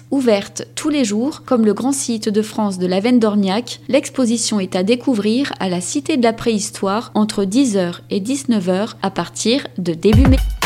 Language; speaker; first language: French; native; French